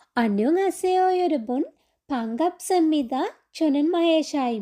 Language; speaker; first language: Korean; non-native, fluent; Sinhala